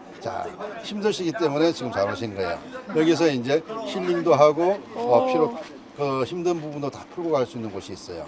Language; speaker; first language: Korean; native; Korean